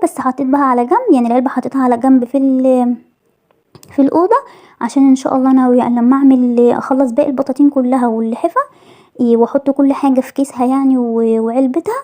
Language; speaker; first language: Arabic; native; Arabic